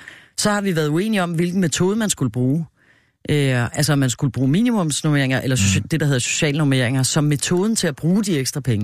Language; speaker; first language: Danish; native; Danish